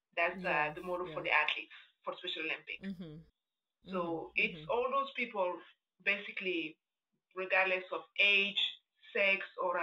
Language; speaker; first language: English; non-native, fluent; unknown